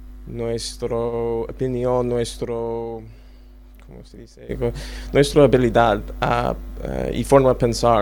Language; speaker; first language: Spanish; non-native, learner; English